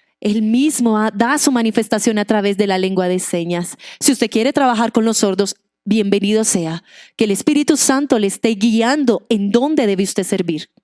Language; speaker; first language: Spanish; non-native, local second language; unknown